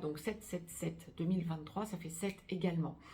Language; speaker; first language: French; native; French